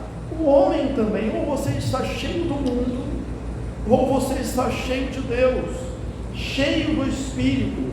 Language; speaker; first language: Portuguese; native; Portuguese